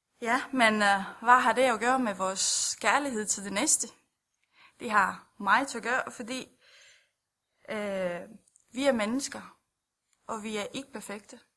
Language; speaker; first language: Danish; non-native, fluent; Romanian